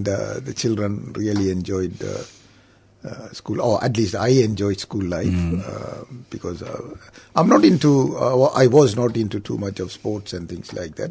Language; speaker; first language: English; non-native, local second language; Tamil